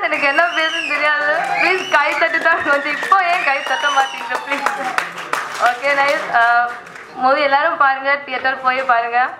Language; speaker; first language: Tamil; non-native, learner; Malayalam